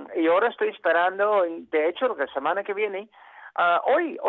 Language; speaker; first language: Spanish; non-native, fluent; English